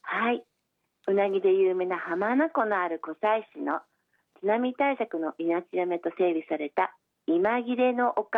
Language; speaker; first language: Japanese; native; Japanese